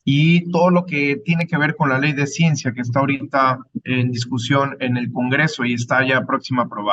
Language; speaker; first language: Spanish; native; Spanish